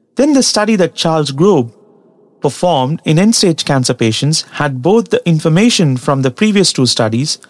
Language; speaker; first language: English; non-native, local second language; Tamil